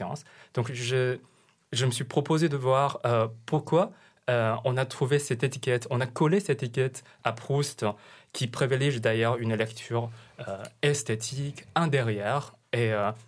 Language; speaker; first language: French; non-native, fluent; Chinese